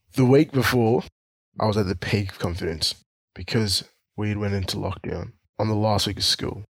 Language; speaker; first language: English; non-native, local second language; Swahili